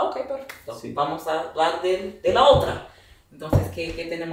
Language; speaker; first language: Spanish; non-native, fluent; English